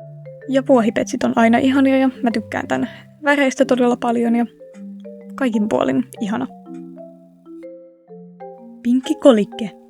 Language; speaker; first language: Finnish; native; Finnish